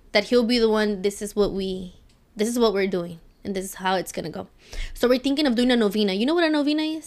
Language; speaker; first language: English; early bilingual, other home language; Spanish